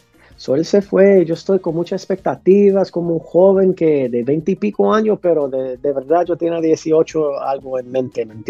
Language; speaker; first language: Spanish; early bilingual, heritage; English